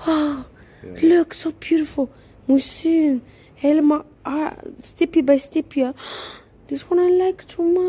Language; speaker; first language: English; non-native, fluent; Dutch